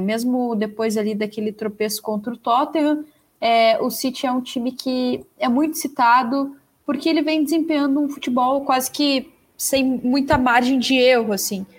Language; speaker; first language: Portuguese; native; Portuguese